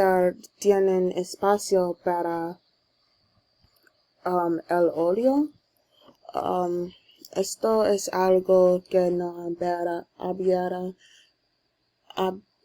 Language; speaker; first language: Spanish; non-native, learner; English